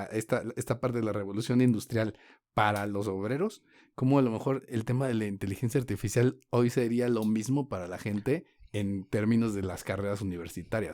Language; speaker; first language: Spanish; native; Spanish